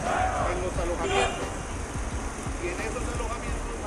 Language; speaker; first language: Spanish; native; Spanish